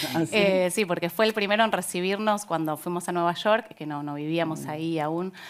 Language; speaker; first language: Spanish; native; Spanish